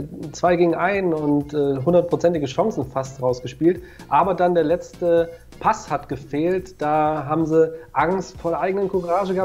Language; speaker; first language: German; native; German